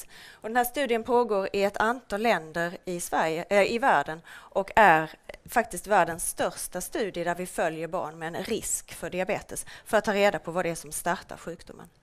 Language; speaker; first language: Swedish; native; Swedish